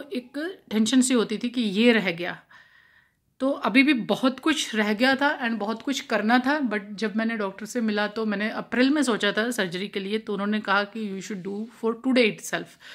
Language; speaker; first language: Hindi; non-native, local second language; Punjabi